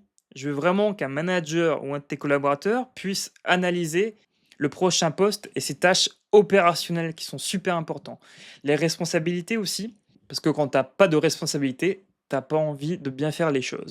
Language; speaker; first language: French; native; French